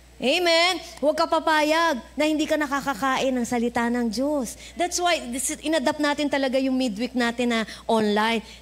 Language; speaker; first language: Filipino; native; Filipino